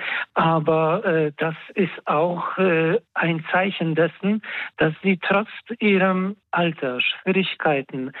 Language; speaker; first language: German; non-native, fluent; Polish